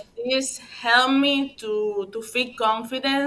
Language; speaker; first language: English; non-native, learner; Spanish